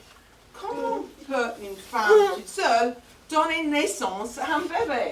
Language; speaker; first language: French; non-native, fluent; English